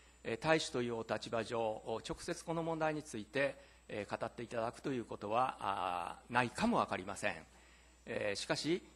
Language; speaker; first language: Japanese; native; Japanese